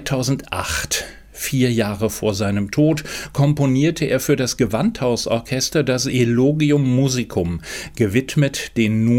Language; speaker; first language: German; native; German